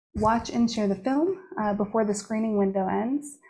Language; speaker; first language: English; native; English